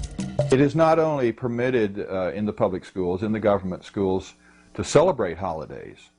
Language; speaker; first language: English; native; English